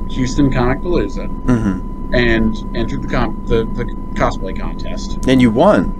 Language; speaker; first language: English; native; English